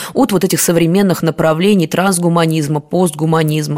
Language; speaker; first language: Russian; native; Russian